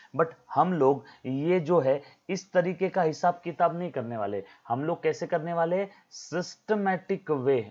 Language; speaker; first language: Hindi; non-native, local second language; Marathi